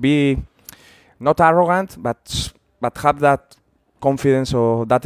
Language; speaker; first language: English; non-native, fluent; Spanish